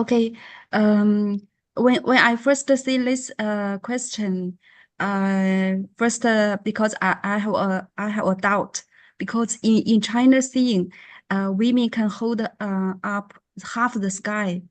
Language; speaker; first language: English; non-native, learner; Chinese